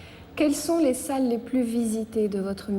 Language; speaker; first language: French; native; French